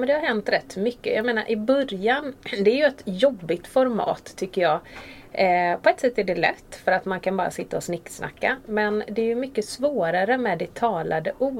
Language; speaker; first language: Swedish; native; Swedish